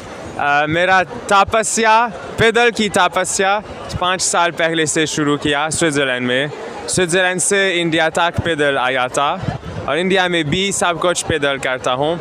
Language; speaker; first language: Hindi; non-native, learner; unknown